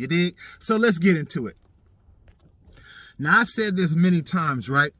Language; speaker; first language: English; native; English